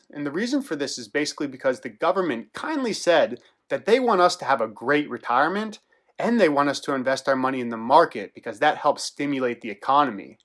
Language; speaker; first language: English; native; English